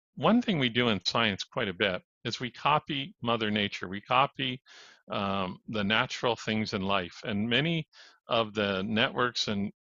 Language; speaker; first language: English; native; English